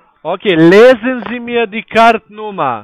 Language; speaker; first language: German; non-native, learner; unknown